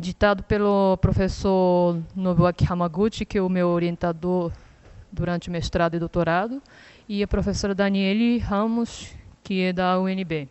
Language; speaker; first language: Portuguese; non-native, fluent; Japanese